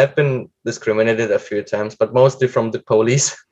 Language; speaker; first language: English; non-native, fluent; German